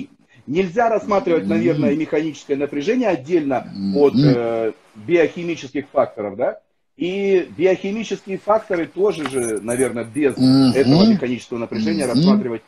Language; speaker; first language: Russian; native; Russian